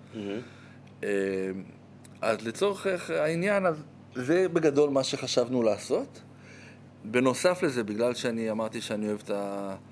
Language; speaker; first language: Hebrew; native; Hebrew